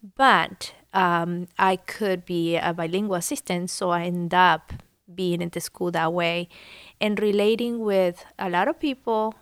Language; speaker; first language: English; non-native, fluent; Spanish